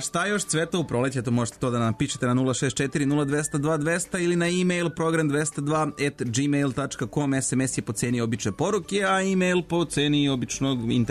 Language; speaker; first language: Serbian; native; Serbian